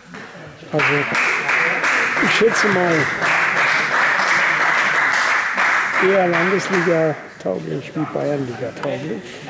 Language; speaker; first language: German; native; German